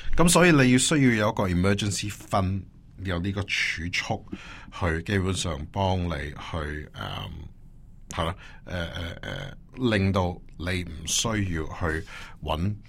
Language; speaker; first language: Cantonese; early bilingual, heritage; Cantonese